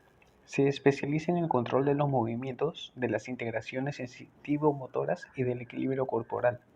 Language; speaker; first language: Spanish; native; Spanish